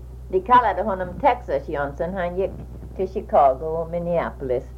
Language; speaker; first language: Swedish; early bilingual, heritage; Swedish